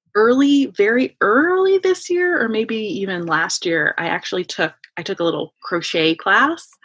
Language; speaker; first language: English; early bilingual, other home language; Yoruba